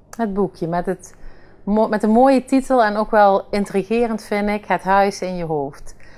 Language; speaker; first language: Dutch; native; Dutch